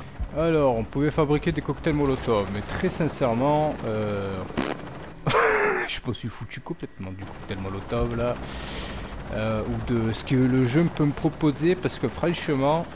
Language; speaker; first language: French; native; French